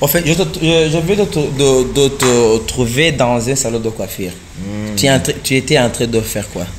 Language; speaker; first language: French; non-native, local second language; Rundi